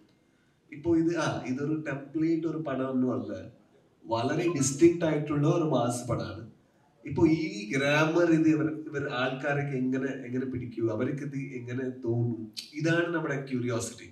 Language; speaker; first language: Malayalam; non-native, learner; Kannada